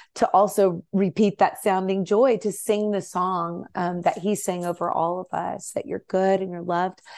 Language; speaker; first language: English; native; English